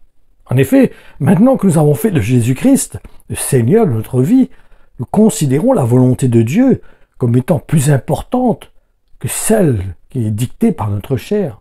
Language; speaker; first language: French; native; French